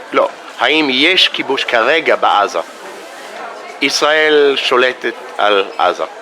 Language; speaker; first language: Hebrew; non-native, fluent; English